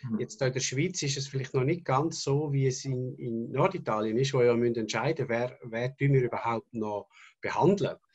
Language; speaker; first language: German; native; German